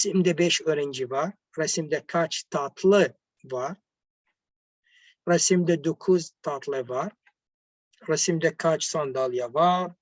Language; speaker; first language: Turkish; non-native, fluent; Arabic